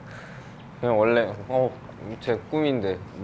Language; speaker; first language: Korean; non-native, fluent; English